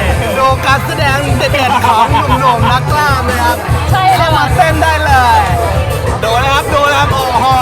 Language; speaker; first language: Thai; native; Thai